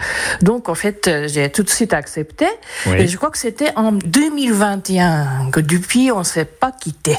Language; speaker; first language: French; non-native, fluent; Japanese